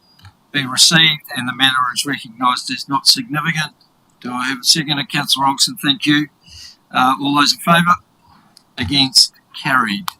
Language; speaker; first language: English; native; English